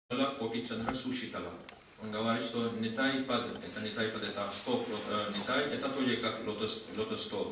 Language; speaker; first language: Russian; non-native, learner; Hindi